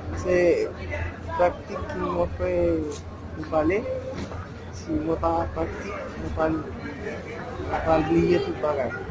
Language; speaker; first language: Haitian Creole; non-native, learner; Spanish